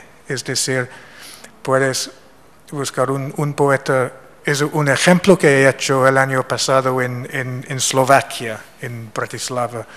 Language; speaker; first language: Spanish; non-native, fluent; English